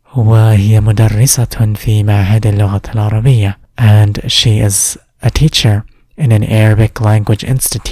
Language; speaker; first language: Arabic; non-native, fluent; English